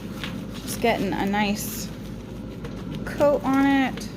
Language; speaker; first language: English; native; English